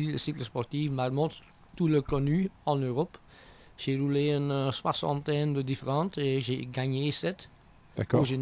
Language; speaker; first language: French; non-native, local second language; Dutch